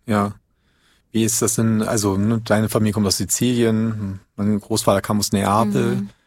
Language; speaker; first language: German; native; German